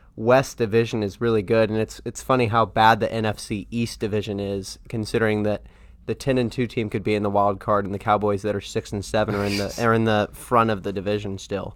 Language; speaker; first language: English; native; English